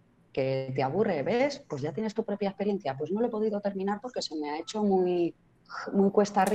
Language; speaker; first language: Spanish; native; Spanish